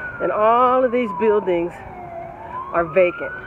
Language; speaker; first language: English; native; English